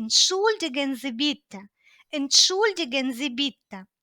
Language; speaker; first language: German; non-native, fluent; Ukrainian